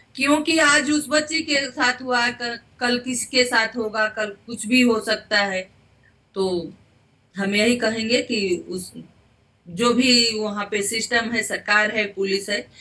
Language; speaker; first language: Hindi; native; Hindi